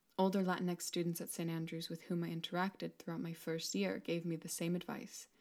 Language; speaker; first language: English; non-native, fluent; Spanish